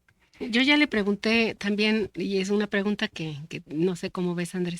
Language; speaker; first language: Spanish; native; Spanish